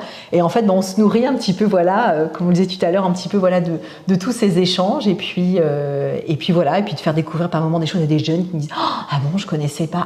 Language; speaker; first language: French; native; French